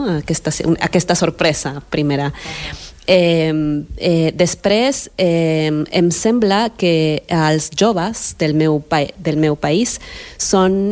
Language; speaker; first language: Catalan; non-native, fluent; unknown